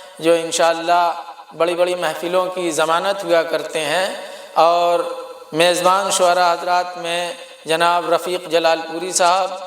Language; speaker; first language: Urdu; native; Urdu